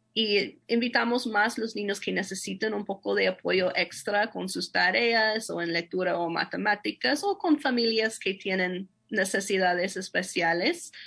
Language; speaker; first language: Spanish; non-native, fluent; English